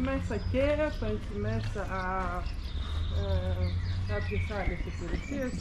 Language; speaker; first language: Greek; non-native, fluent; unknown